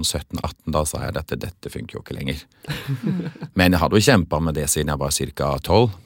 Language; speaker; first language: Norwegian; early bilingual, other home language; English